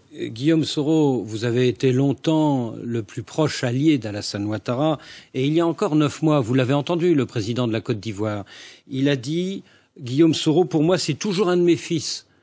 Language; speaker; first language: French; native; French